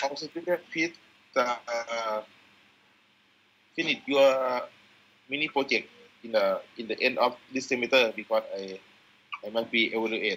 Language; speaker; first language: English; non-native, learner; Thai